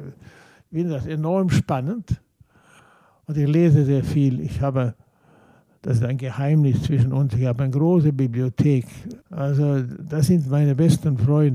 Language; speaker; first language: German; non-native, fluent; Swedish